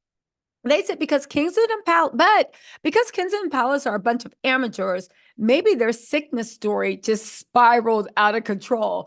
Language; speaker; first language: English; native; English